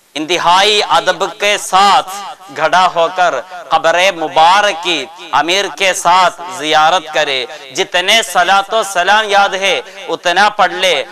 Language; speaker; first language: Urdu; non-native, local second language; Malayalam